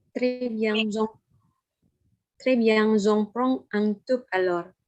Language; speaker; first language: French; non-native, learner; Indonesian